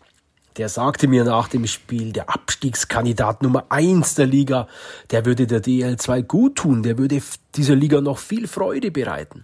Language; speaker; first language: German; native; German